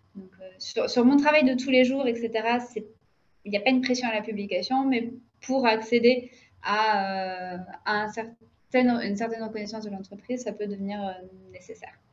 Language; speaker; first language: French; native; French